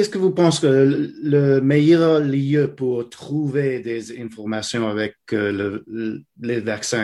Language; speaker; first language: French; non-native, learner; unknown